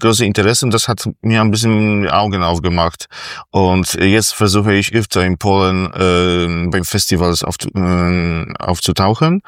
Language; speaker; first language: German; non-native, fluent; Polish